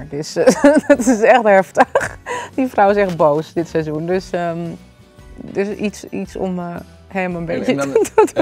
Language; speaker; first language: Dutch; native; Dutch